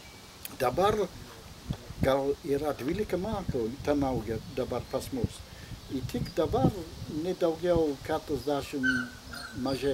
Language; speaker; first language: Lithuanian; non-native, learner; English